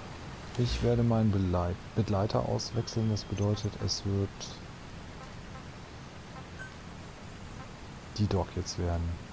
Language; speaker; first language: German; native; German